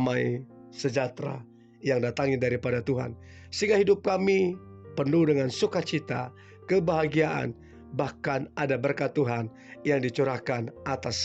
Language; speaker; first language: Indonesian; native; Indonesian